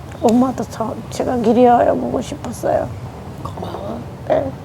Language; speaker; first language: Korean; non-native, fluent; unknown